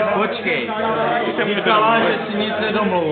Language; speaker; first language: Czech; native; Czech